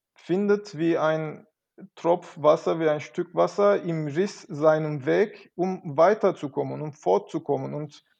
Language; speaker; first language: German; non-native, fluent; Turkish